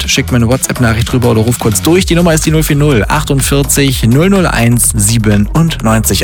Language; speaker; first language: German; native; German